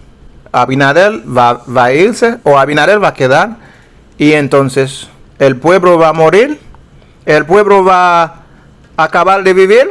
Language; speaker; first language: Spanish; non-native, fluent; Haitian Creole